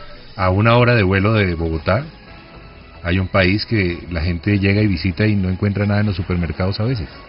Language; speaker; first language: Spanish; native; Spanish